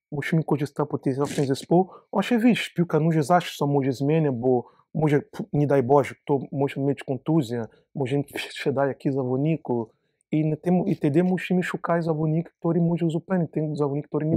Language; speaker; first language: Polish; non-native, learner; Portuguese